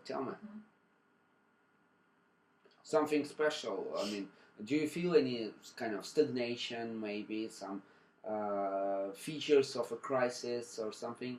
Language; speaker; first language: English; non-native, fluent; Russian